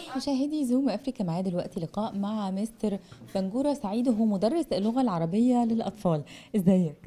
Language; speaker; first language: Arabic; native; Arabic